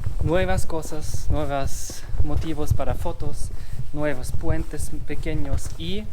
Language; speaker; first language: Spanish; non-native, fluent; German